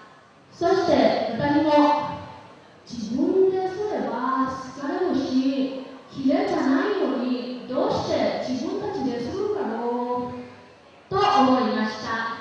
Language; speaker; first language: Japanese; non-native, learner; Lao